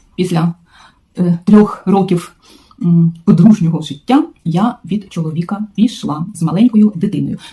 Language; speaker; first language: Ukrainian; non-native, local second language; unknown